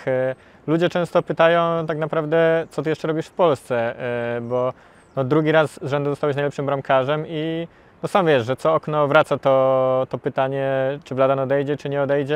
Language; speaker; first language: Polish; native; Polish